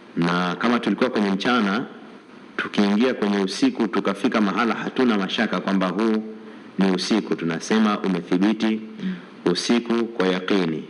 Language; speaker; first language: Swahili; native; Swahili